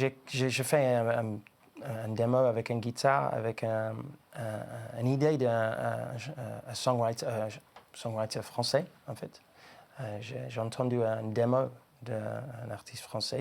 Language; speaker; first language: French; non-native, learner; English